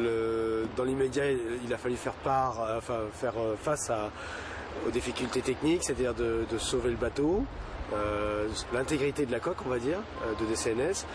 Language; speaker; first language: French; native; French